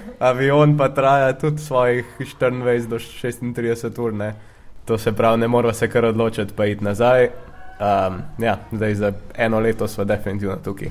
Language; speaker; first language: Slovenian; native; Slovenian